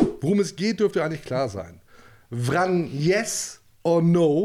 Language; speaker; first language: German; native; German